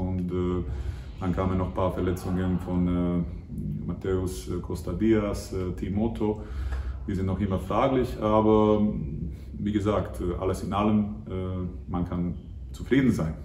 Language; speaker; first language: German; non-native, fluent; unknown